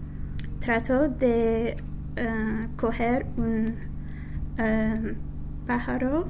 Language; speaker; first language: Spanish; non-native, learner; English